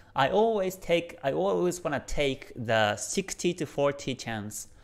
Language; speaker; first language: English; non-native, fluent; Japanese